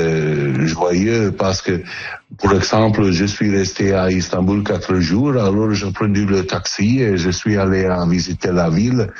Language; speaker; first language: French; non-native, learner; Italian